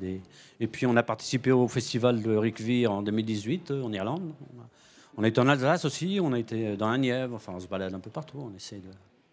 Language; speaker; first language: French; native; French